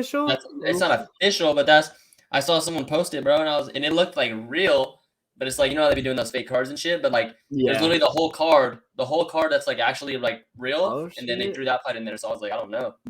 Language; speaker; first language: English; native; English